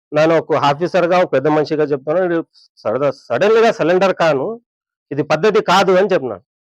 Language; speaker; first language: Telugu; non-native, local second language; Urdu